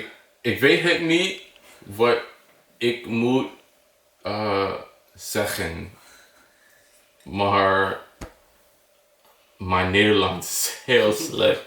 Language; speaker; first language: Dutch; non-native, learner; English